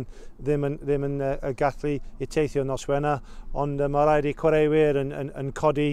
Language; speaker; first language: Welsh; non-native, local second language; English